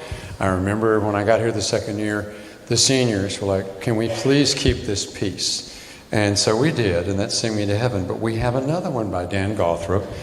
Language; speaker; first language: English; native; English